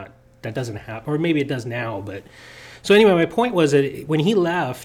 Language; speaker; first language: English; native; English